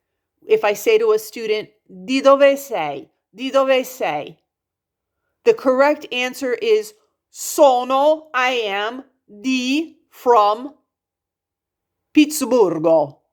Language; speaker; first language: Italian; non-native, fluent; English